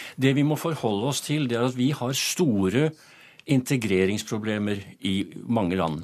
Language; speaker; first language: Norwegian; native; Norwegian